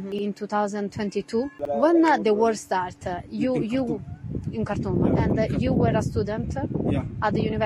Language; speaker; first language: English; non-native, fluent; Italian